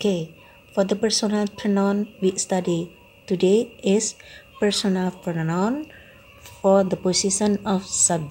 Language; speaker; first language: English; non-native, fluent; Indonesian